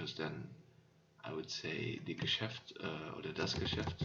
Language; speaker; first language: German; non-native, learner; Dutch